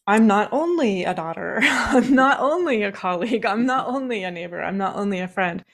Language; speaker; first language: English; native; English